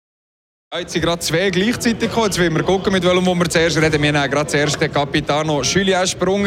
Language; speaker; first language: German; native; German